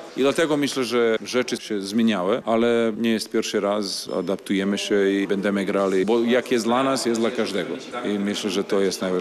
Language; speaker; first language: Polish; non-native, fluent; Serbian